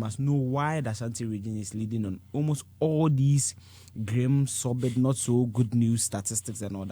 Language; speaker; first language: English; non-native, local second language; Akan